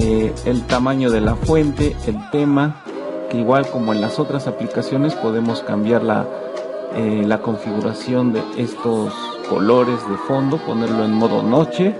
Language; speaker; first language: Spanish; native; Spanish